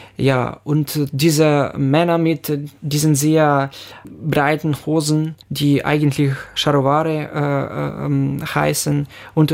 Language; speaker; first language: German; non-native, fluent; Ukrainian